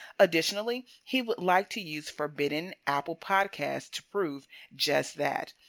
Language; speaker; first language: English; native; English